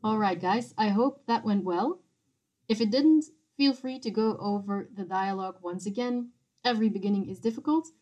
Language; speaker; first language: English; non-native, fluent; Dutch